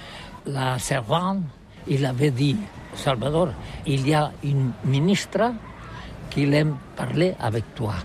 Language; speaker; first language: French; non-native, learner; Catalan